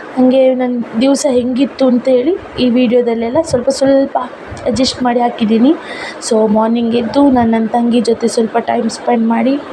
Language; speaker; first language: Kannada; non-native, local second language; Tulu